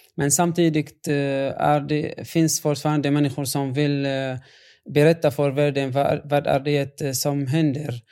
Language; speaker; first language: Swedish; non-native, fluent; Arabic